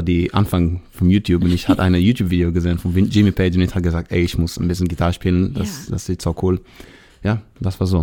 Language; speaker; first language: German; non-native, learner; Hebrew